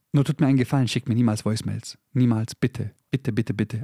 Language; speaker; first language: German; early bilingual, other home language; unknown